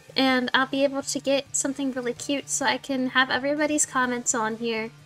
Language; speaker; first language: English; native; English